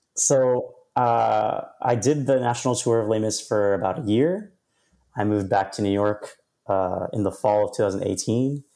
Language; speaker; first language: English; native; English